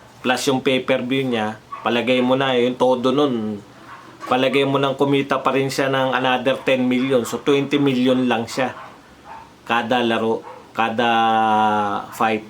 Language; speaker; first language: Filipino; native; Filipino